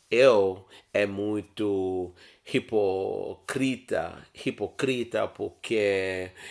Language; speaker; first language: Portuguese; non-native, learner; English